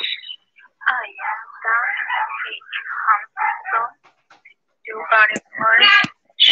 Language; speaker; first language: English; non-native, learner; Spanish